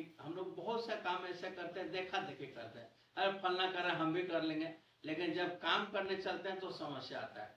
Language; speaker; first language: Hindi; native; Hindi